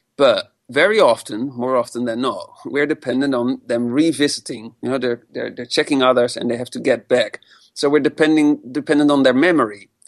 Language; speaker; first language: English; non-native, fluent; Dutch